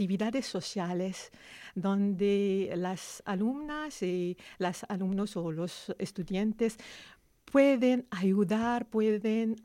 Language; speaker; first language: Spanish; non-native, learner; Arabic